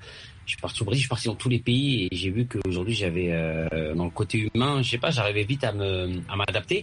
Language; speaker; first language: French; early bilingual, other home language; Arabic